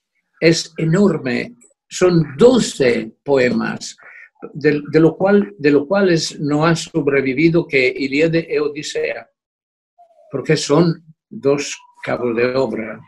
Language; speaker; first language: Spanish; non-native, fluent; Italian